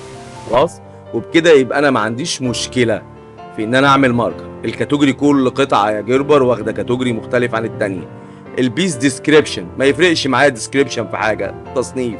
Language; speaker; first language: Arabic; native; Arabic